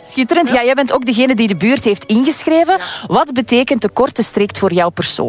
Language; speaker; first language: Dutch; native; Dutch